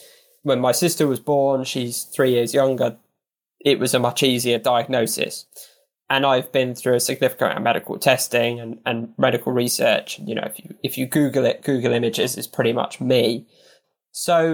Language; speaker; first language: English; native; English